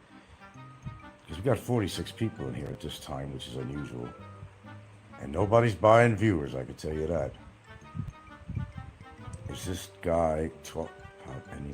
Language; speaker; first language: English; native; English